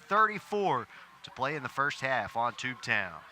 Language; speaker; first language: English; native; English